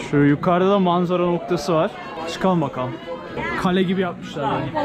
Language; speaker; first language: Turkish; native; Turkish